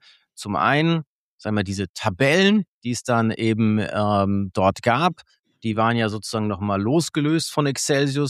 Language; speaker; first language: German; native; German